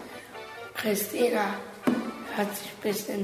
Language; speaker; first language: German; early bilingual, other home language; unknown